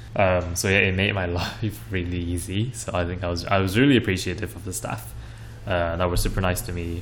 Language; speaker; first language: English; non-native, fluent; Chinese